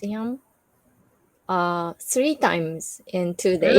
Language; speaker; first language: English; non-native, learner; Japanese